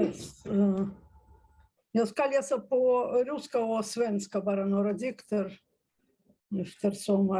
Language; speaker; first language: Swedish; non-native, fluent; Russian